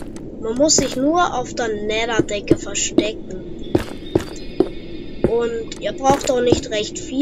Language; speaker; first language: German; native; German